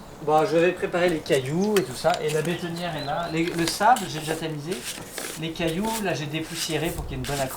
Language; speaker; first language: French; native; French